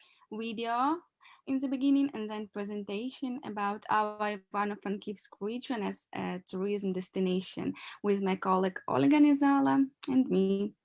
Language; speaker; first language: English; non-native, learner; Ukrainian